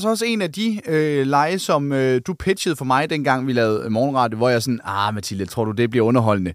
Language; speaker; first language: Danish; native; Danish